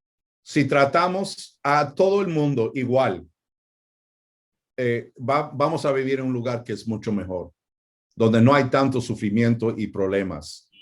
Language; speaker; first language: Spanish; non-native, fluent; English